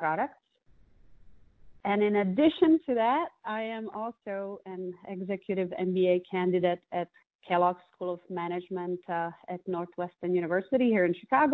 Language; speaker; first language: English; non-native, fluent; Czech